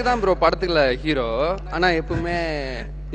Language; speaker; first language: Tamil; native; Tamil